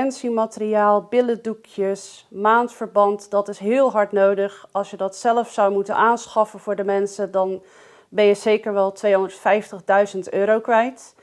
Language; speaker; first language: Dutch; native; Dutch